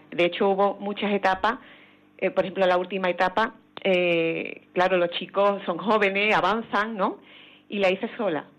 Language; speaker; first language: Spanish; native; Spanish